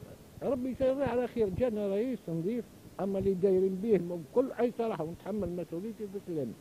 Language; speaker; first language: Arabic; native; Arabic